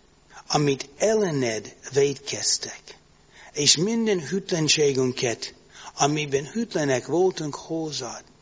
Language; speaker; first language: Hungarian; non-native, learner; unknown